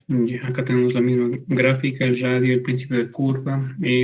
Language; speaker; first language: Spanish; native; Spanish